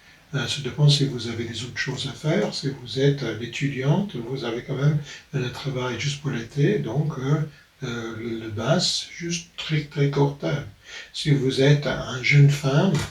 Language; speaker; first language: French; non-native, fluent; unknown